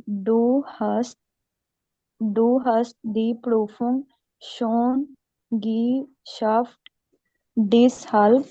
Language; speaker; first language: German; non-native, learner; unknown